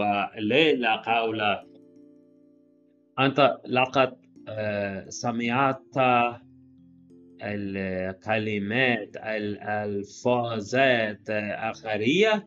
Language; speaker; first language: Arabic; non-native, learner; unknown